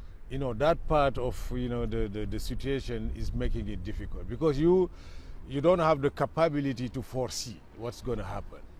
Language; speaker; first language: English; non-native, fluent; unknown